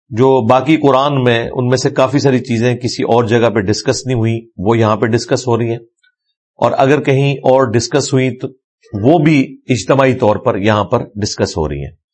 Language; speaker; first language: Urdu; non-native, local second language; Punjabi